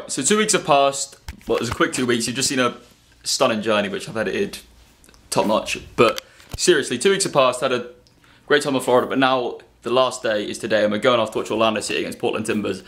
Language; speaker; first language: English; native; English